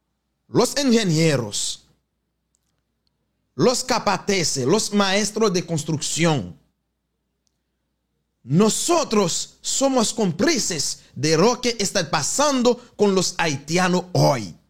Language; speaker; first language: Spanish; non-native, fluent; Haitian Creole